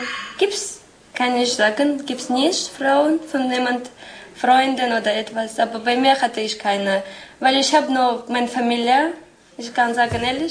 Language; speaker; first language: German; non-native, learner; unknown